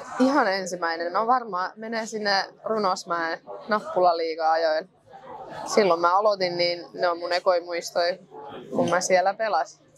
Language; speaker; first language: Finnish; native; Finnish